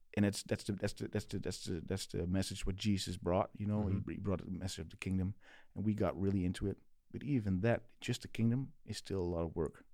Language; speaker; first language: English; non-native, fluent; Dutch